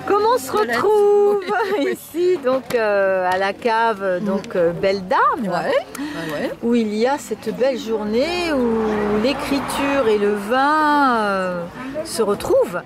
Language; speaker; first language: French; native; French